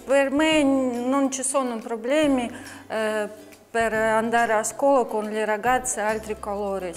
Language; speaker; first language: Italian; non-native, learner; Russian